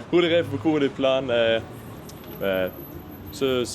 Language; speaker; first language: French; non-native, learner; German